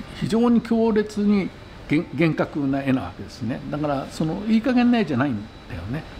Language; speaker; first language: Japanese; native; Japanese